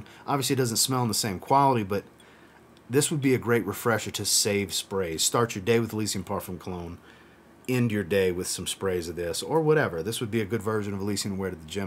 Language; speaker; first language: English; native; English